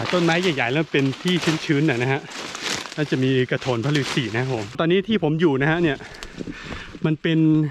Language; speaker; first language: Thai; non-native, local second language; S'gaw Karen